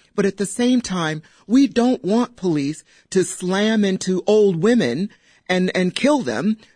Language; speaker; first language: English; native; English